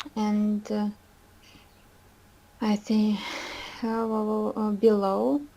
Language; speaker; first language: English; non-native, learner; Russian